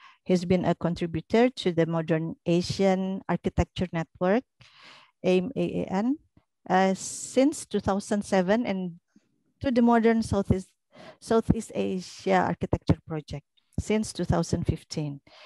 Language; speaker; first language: English; non-native, fluent; Indonesian